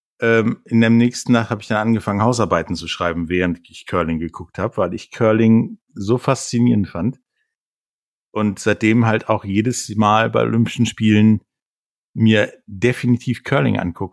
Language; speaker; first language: German; native; German